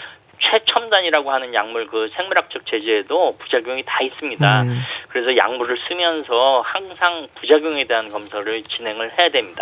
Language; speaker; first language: Korean; native; Korean